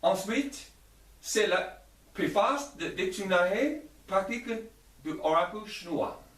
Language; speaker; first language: French; non-native, learner; Chinese